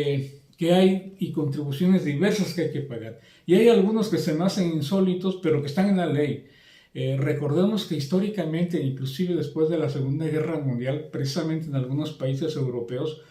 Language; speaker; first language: Spanish; native; Spanish